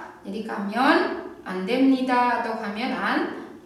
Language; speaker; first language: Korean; non-native, fluent; Indonesian